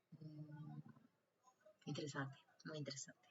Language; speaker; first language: Spanish; non-native, learner; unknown